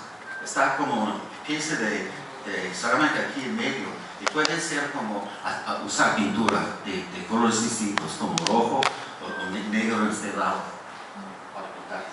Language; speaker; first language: Spanish; non-native, fluent; English